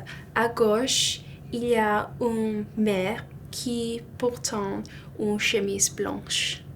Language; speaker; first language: French; non-native, learner; English